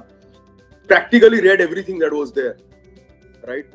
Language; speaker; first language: English; non-native, local second language; Bangla